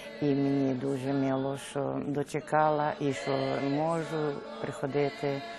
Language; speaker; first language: Ukrainian; early bilingual, heritage; Ukrainian